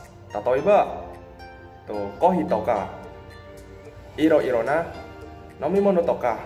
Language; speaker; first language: Japanese; non-native, learner; Indonesian